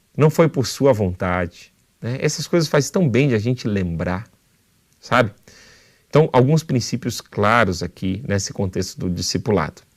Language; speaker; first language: Portuguese; native; Portuguese